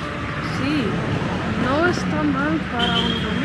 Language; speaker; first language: Spanish; non-native, fluent; Dutch